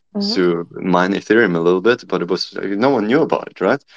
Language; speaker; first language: English; non-native, fluent; German